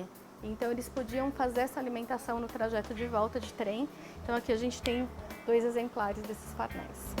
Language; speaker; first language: Portuguese; native; Portuguese